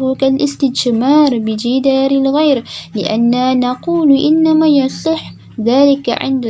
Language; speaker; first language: Arabic; non-native, learner; Malay